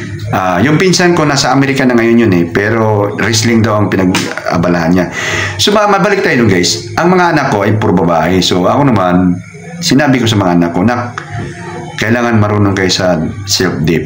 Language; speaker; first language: Filipino; non-native, local second language; Cebuano